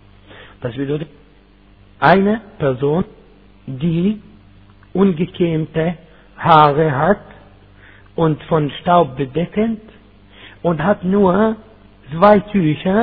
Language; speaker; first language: German; non-native, fluent; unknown